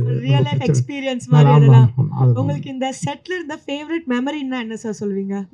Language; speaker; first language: Tamil; native; Tamil